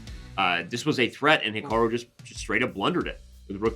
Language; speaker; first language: English; native; English